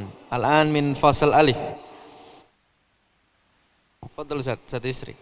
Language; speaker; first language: Arabic; non-native, fluent; Indonesian